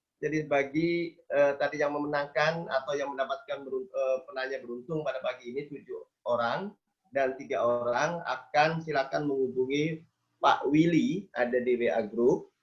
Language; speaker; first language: Indonesian; native; Indonesian